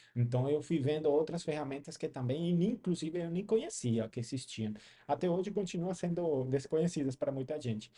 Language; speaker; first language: Portuguese; non-native, fluent; Spanish